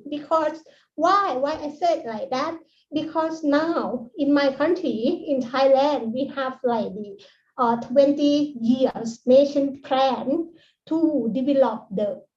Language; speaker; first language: English; non-native, learner; Thai